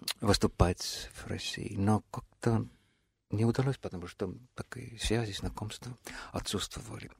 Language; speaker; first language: Russian; non-native, fluent; Estonian